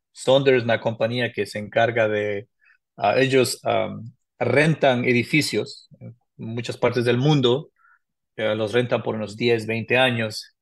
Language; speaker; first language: Spanish; native; Spanish